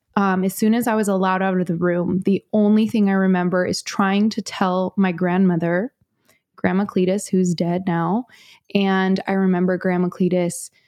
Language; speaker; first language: English; native; English